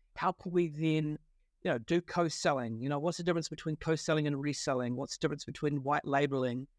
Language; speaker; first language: English; native; English